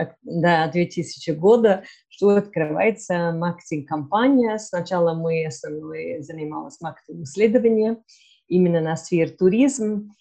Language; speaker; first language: Russian; non-native, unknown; English